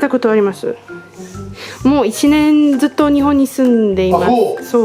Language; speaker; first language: Japanese; non-native, learner; Slovak